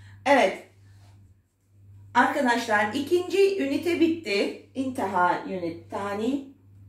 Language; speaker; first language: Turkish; non-native, learner; Arabic